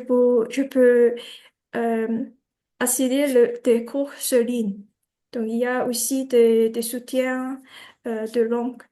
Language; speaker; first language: French; non-native, learner; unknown